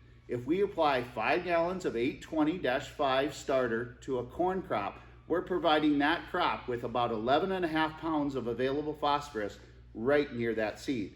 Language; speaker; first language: English; native; English